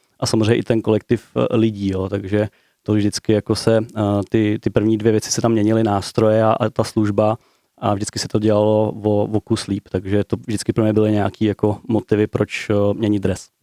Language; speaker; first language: Czech; native; Czech